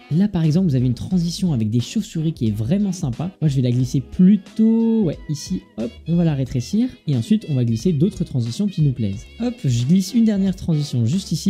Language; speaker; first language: French; native; French